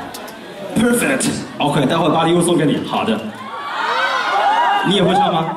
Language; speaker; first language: Chinese; native; Chinese